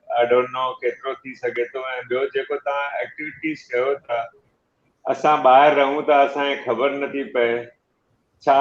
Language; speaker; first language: Sindhi; early bilingual, heritage; Sindhi